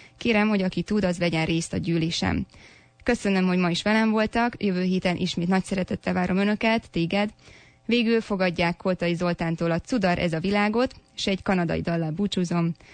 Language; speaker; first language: Hungarian; native; Hungarian